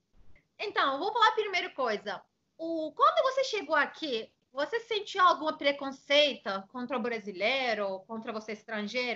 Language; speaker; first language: Portuguese; non-native, fluent; Turkish